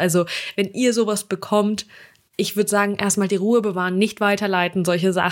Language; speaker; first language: German; early bilingual, other home language; Russian